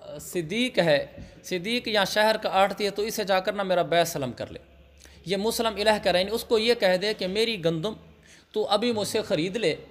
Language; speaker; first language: Urdu; native; Urdu